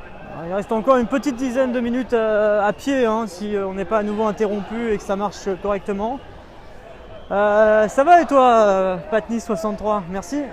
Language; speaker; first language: French; native; French